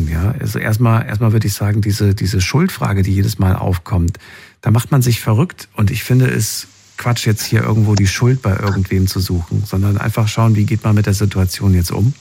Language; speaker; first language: German; native; German